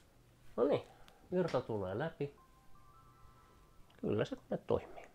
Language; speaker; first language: Finnish; native; Finnish